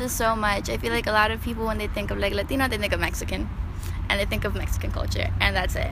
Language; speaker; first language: English; early bilingual, other home language; Spanish